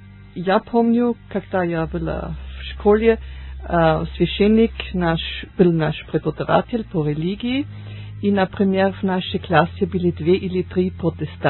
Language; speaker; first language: Russian; non-native, learner; German